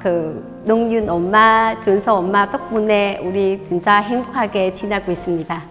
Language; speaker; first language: Korean; non-native, learner; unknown